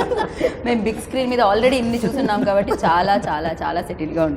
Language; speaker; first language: Telugu; native; Telugu